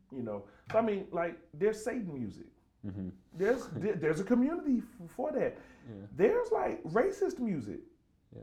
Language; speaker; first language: English; native; English